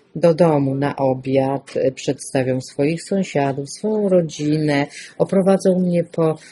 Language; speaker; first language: Polish; native; Polish